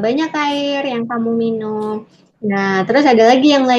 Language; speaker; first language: Indonesian; native; Indonesian